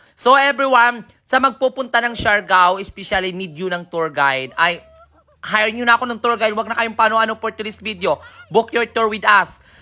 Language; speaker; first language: Filipino; non-native, local second language; Cebuano